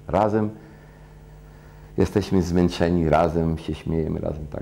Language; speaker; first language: Polish; early bilingual, heritage; Polish